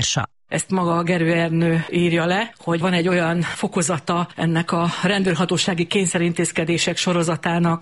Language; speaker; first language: Hungarian; native; Hungarian